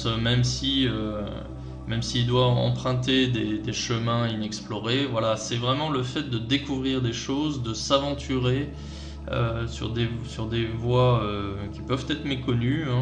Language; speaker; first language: French; native; French